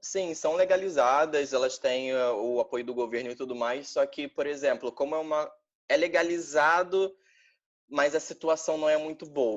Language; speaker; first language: Portuguese; native; Portuguese